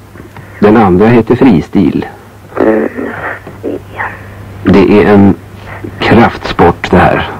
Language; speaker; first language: Swedish; native; Swedish